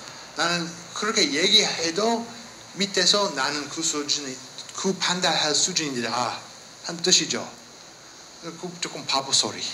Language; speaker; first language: Korean; non-native, learner; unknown